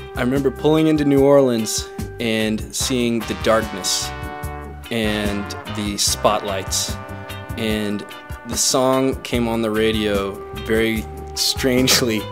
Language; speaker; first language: English; native; English